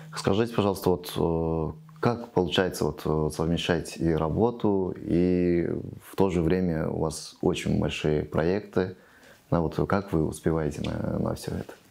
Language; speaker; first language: Russian; non-native, local second language; Kyrgyz